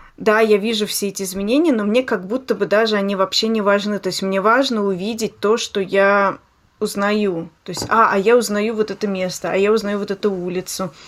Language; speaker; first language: Russian; native; Russian